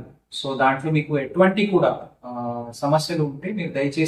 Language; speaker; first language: Telugu; non-native, fluent; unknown